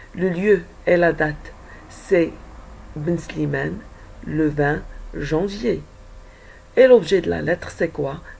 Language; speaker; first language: French; non-native, local second language; Arabic